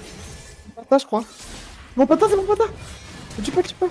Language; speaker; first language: French; native; French